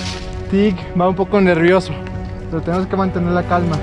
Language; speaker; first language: Spanish; native; Spanish